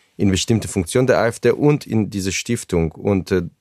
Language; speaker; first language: German; non-native, fluent; Hebrew